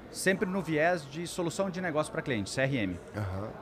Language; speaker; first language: Portuguese; native; Portuguese